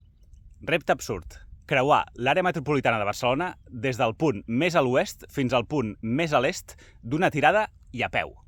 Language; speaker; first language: Catalan; native; Catalan